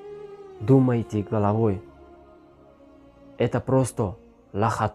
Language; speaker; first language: Russian; non-native, learner; Tajik